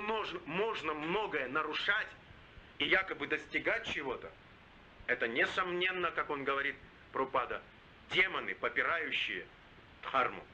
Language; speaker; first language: Russian; native; Russian